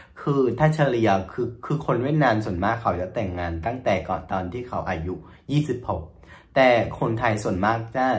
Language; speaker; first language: Thai; non-native, fluent; Vietnamese